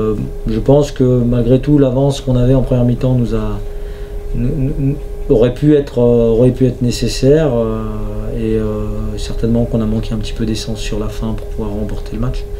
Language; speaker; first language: French; native; French